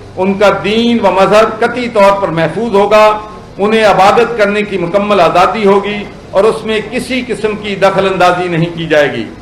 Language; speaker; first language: Urdu; non-native, local second language; Punjabi